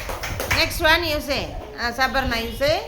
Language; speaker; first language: English; non-native, local second language; Tamil